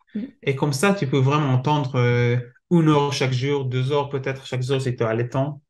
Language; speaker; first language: French; non-native, learner; Hebrew